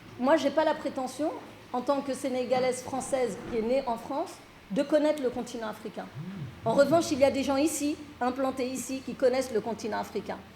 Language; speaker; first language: French; early bilingual, other home language; Fula